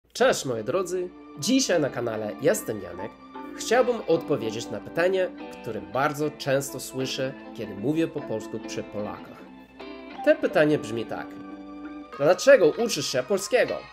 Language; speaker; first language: Polish; non-native, learner; English